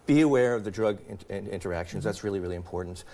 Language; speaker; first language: English; native; English